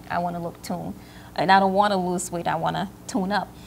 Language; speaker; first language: English; native; English